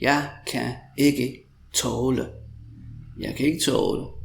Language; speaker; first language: Danish; non-native, fluent; English